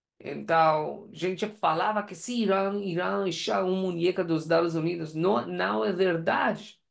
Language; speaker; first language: Portuguese; non-native, learner; Persian